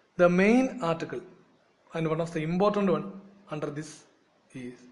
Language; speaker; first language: English; non-native, local second language; Malayalam